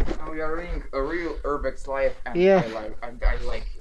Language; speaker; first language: English; non-native, fluent; Croatian